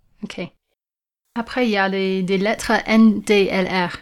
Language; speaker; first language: French; non-native, fluent; English